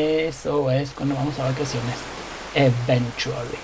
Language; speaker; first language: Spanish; non-native, fluent; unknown